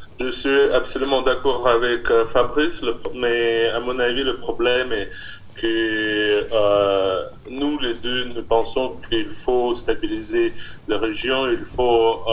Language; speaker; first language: French; non-native, fluent; Russian